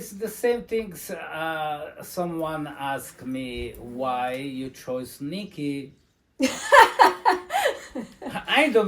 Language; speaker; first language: English; non-native, learner; Italian